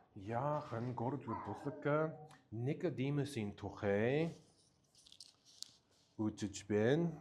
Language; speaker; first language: Mongolian; early bilingual, heritage; Mongolian